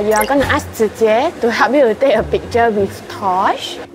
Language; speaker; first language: English; non-native, local second language; Chinese